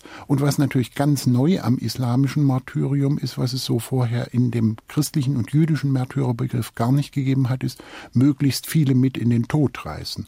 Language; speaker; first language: German; native; German